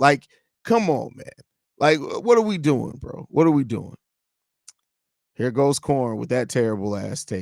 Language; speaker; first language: English; native; English